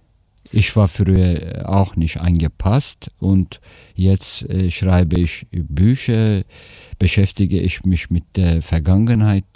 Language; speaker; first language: German; non-native, fluent; Turkish